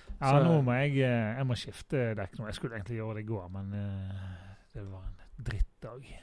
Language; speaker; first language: Norwegian; native; Norwegian